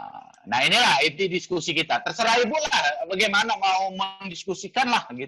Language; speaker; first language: Indonesian; native; Indonesian